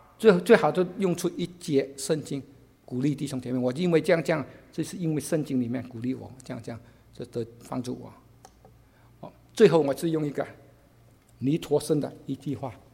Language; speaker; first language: Chinese; non-native, local second language; Cantonese